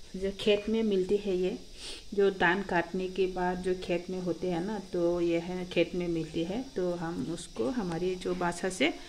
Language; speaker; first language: Hindi; non-native, local second language; Kok Borok